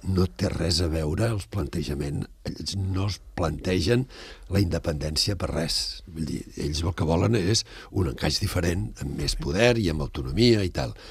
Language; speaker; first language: Catalan; native; Catalan